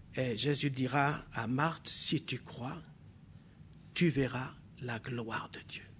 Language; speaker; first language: French; non-native, local second language; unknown